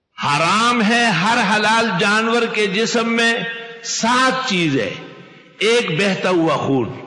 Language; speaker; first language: Urdu; non-native, local second language; Pashto